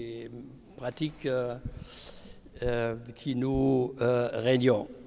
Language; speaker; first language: French; non-native, fluent; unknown